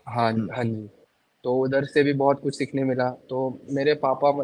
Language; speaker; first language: Hindi; non-native, local second language; Assamese